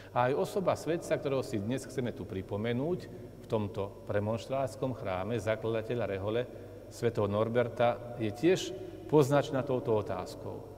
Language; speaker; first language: Slovak; native; Slovak